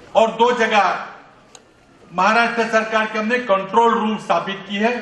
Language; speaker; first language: Hindi; non-native, local second language; Marathi